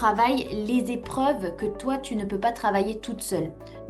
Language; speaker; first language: French; native; French